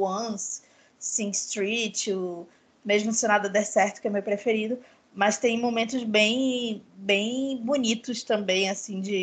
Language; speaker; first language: Portuguese; native; Portuguese